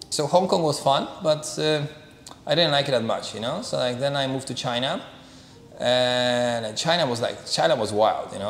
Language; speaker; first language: English; non-native, fluent; Polish